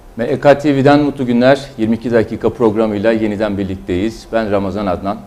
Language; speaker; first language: Turkish; native; Turkish